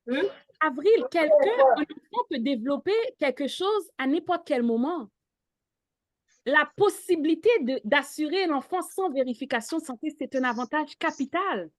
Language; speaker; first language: French; native; French